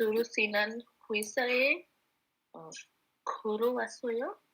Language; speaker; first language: Korean; non-native, learner; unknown